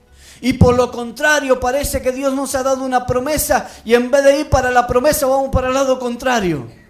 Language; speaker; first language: Spanish; native; Spanish